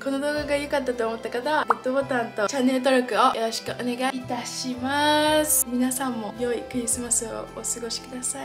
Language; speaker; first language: Japanese; native; Japanese